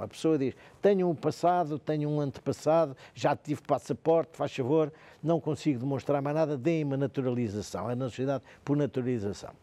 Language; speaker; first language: Portuguese; native; Portuguese